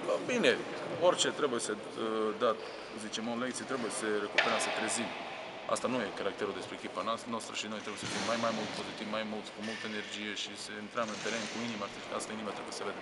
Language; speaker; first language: Romanian; non-native, learner; Serbian